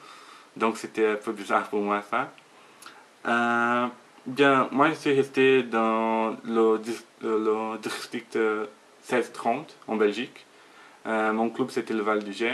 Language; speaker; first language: French; non-native, learner; Portuguese